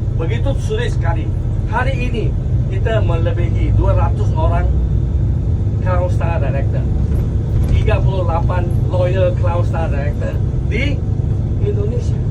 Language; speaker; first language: Malay; non-native, local second language; Chinese